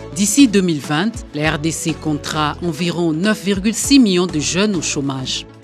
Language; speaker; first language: French; non-native, local second language; Lingala